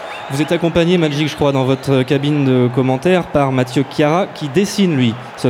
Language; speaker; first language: French; native; French